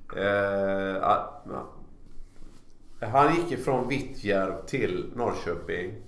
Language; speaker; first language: Swedish; native; Swedish